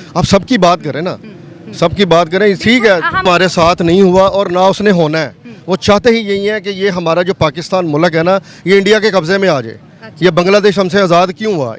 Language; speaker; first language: Urdu; non-native, local second language; Punjabi